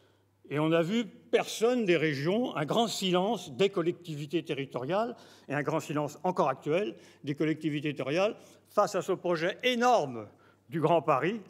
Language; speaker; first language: French; native; French